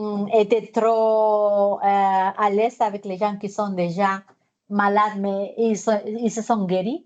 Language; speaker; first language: French; non-native, fluent; Spanish